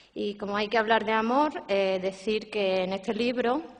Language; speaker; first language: Spanish; native; Spanish